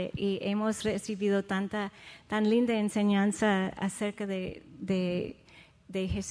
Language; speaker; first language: Spanish; non-native, fluent; English